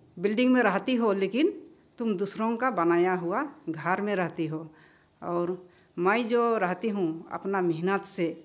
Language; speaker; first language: Hindi; non-native, local second language; Bangla